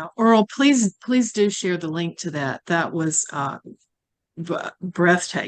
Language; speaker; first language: English; native; English